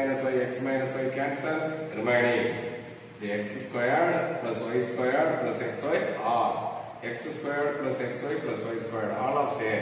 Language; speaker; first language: English; non-native, local second language; Tamil